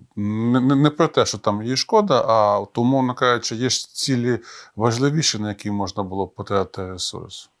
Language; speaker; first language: Ukrainian; native; Ukrainian